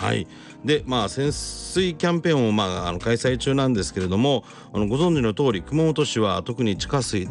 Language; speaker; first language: Japanese; native; Japanese